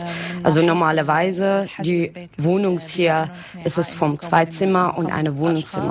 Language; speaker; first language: German; non-native, learner; Arabic